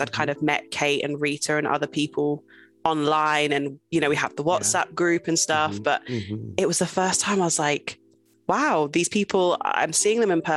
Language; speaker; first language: English; native; English